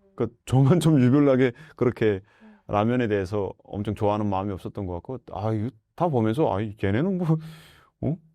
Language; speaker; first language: Korean; native; Korean